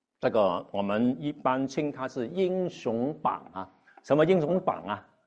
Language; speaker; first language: Chinese; non-native, local second language; Cantonese